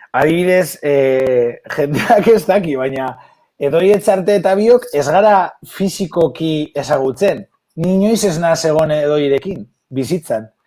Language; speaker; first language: Basque; non-native, local second language; Spanish